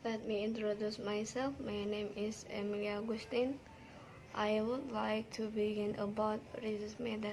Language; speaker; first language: English; non-native, learner; Indonesian